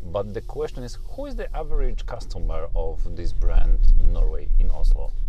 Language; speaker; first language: English; non-native, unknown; Polish